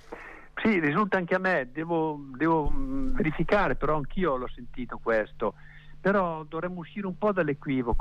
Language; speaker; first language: Italian; native; Italian